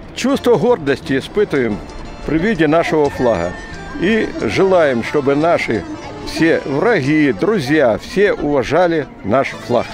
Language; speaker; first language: Russian; native; Russian